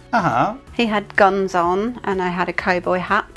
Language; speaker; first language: English; native; English